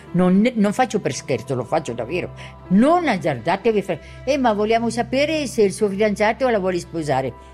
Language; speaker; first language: Italian; non-native, local second language; German